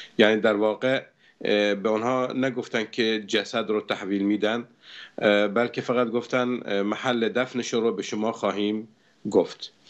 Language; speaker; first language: Persian; non-native, local second language; Arabic